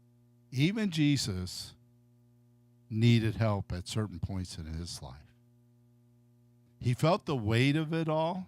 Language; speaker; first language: English; native; English